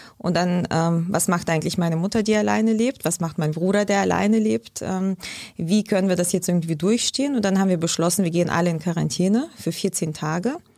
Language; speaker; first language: German; early bilingual, other home language; Russian